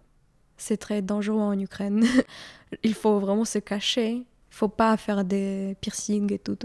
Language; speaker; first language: French; non-native, fluent; Ukrainian